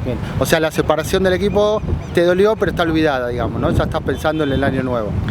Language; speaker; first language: Spanish; native; Spanish